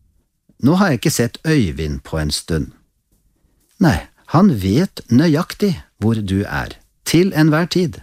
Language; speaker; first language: Norwegian; native; Norwegian